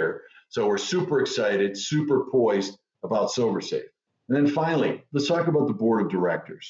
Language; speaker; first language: English; native; English